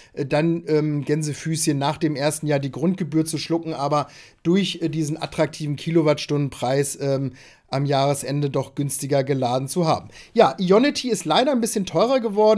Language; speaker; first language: German; native; German